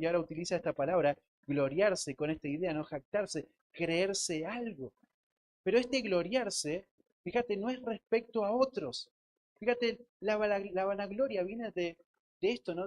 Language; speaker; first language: Spanish; native; Spanish